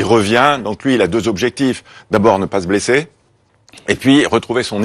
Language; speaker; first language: French; native; French